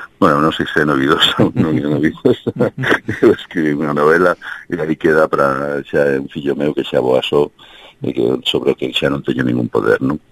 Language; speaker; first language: Galician; early bilingual, heritage; Galician